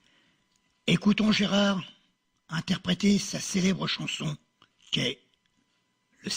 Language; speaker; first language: French; native; French